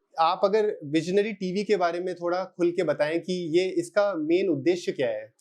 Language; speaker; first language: Hindi; native; Hindi